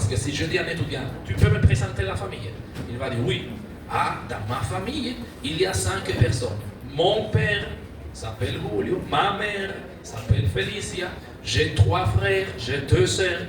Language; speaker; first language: French; non-native, fluent; Spanish